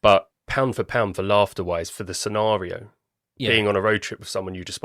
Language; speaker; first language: English; native; English